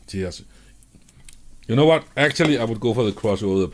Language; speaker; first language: English; non-native, fluent; Danish